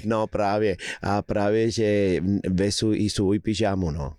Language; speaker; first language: Czech; non-native, fluent; Spanish